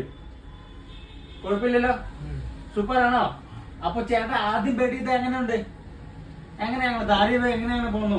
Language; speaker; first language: Malayalam; non-native, learner; Hindi